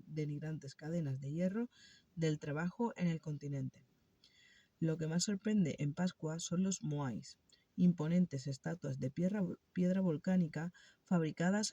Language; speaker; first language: Spanish; native; Spanish